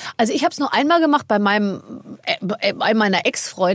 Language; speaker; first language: German; native; German